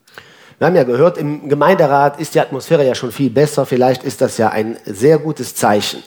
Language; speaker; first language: German; native; German